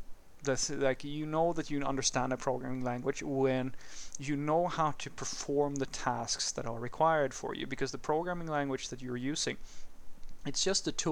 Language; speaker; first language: English; non-native, fluent; Swedish